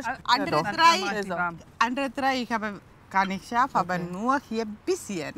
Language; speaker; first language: German; non-native, learner; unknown